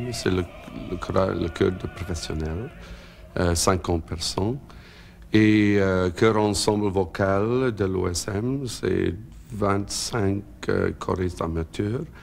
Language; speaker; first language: French; non-native, learner; English